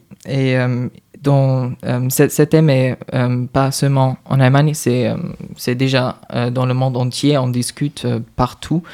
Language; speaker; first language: French; non-native, fluent; German